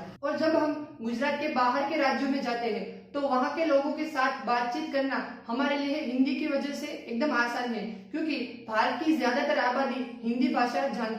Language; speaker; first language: Hindi; non-native, local second language; Gujarati